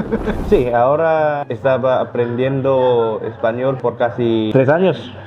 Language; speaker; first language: Spanish; non-native, learner; Cebuano